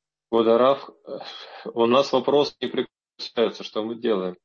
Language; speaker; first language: Russian; native; Russian